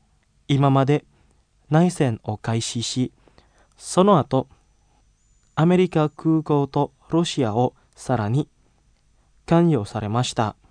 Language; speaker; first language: Japanese; non-native, fluent; Indonesian